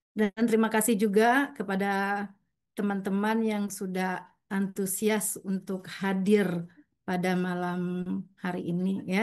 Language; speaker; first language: Indonesian; native; Indonesian